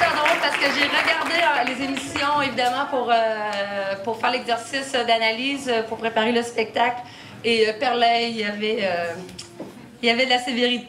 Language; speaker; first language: French; native; French